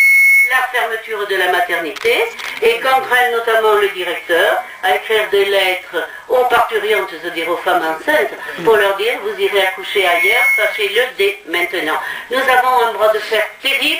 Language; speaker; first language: French; native; French